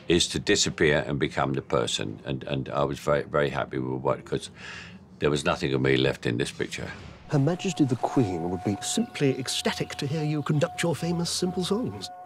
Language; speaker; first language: English; native; English